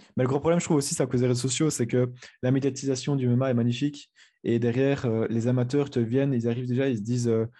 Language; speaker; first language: French; native; French